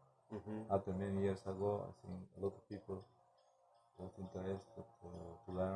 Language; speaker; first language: English; non-native, learner; Spanish